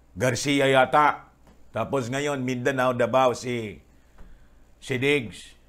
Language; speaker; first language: Filipino; non-native, local second language; Bikol